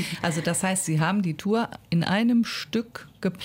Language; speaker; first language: German; native; German